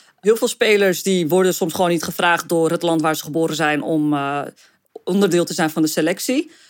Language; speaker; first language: Dutch; early bilingual, other home language; Arabic